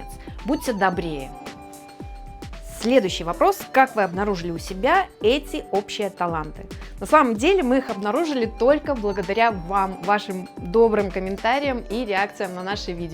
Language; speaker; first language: Russian; native; Russian